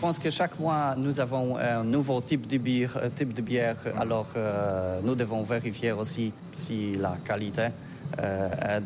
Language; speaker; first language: French; non-native, learner; Polish